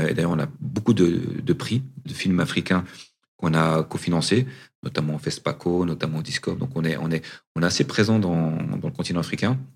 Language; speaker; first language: French; early bilingual, other home language; Arabic